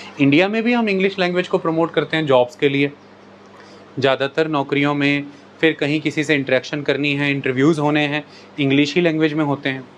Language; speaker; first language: Hindi; non-native, local second language; Punjabi